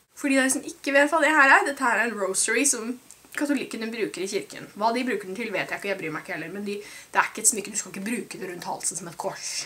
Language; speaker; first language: Norwegian; native; Norwegian